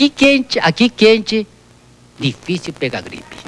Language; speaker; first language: Portuguese; non-native, learner; Chinese